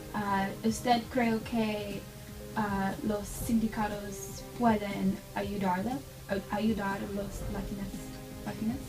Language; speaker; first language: Spanish; non-native, learner; English